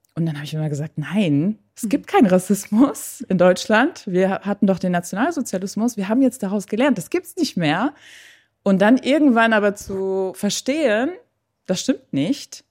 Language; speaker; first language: German; early bilingual, other home language; Persian